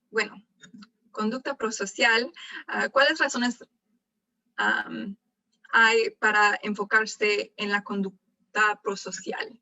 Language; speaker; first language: Spanish; non-native, fluent; English